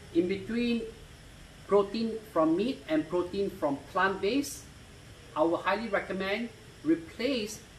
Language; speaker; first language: English; non-native, local second language; Malay